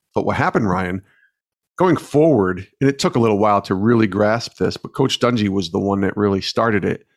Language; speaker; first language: English; native; English